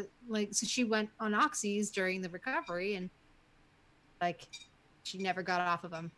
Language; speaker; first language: English; native; English